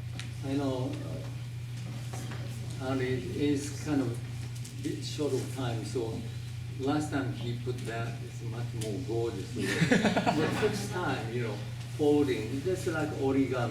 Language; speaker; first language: English; non-native, fluent; Japanese